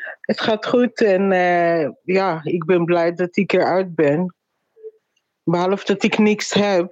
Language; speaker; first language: Dutch; non-native, fluent; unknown